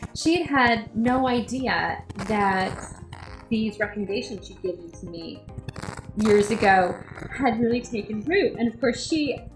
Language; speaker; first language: English; native; English